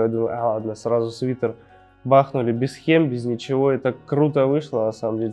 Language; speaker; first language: Russian; native; Russian